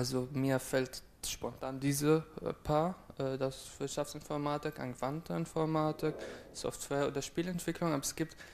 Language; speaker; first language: German; non-native, fluent; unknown